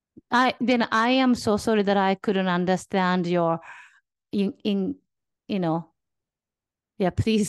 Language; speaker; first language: English; non-native, learner; Japanese